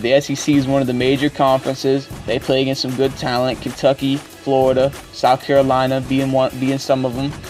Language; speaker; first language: English; native; English